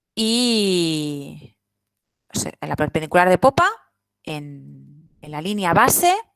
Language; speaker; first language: Spanish; non-native, local second language; Catalan